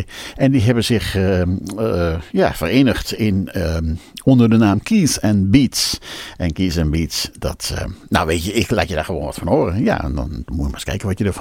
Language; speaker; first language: Dutch; native; Dutch